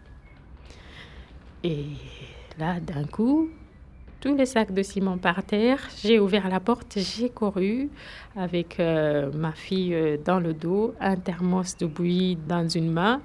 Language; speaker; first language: French; non-native, local second language; Kinyarwanda